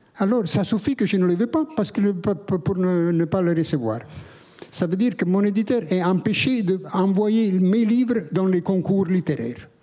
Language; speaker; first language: French; non-native, fluent; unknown